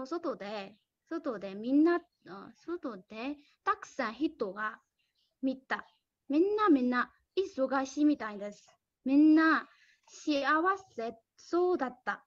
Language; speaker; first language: Japanese; non-native, learner; Burmese